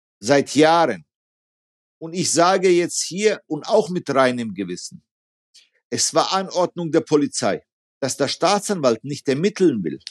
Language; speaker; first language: German; early bilingual, other home language; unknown